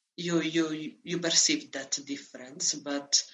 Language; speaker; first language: English; non-native, fluent; Italian